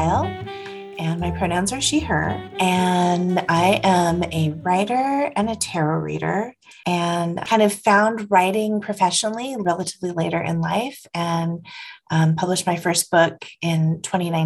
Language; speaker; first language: English; native; English